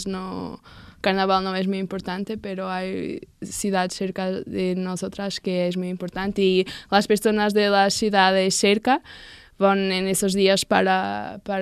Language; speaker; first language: Spanish; non-native, learner; Portuguese